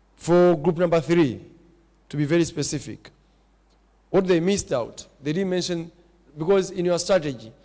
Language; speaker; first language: English; non-native, local second language; Swahili